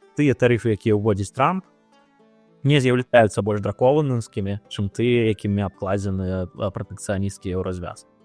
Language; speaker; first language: Belarusian; non-native, local second language; Russian